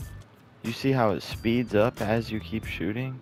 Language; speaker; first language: English; native; English